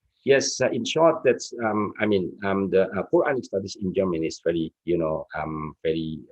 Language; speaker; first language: English; non-native, fluent; Indonesian